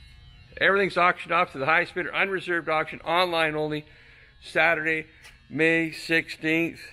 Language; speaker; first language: English; native; English